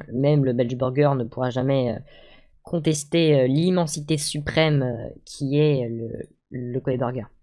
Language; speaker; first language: French; native; French